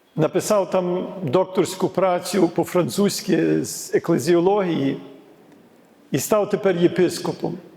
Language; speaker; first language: Ukrainian; early bilingual, heritage; Ukrainian